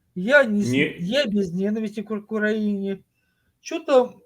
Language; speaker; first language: Russian; native; Russian